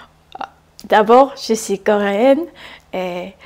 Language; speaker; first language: French; non-native, learner; Korean